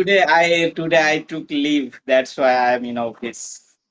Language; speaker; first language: English; non-native, learner; Maithili